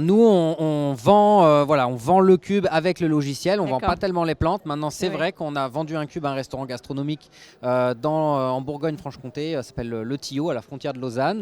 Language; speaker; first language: French; native; French